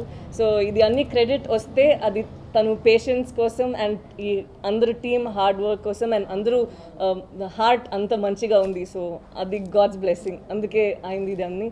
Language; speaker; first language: Telugu; non-native, local second language; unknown